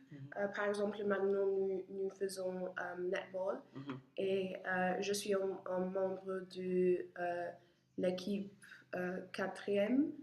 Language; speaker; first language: French; non-native, learner; English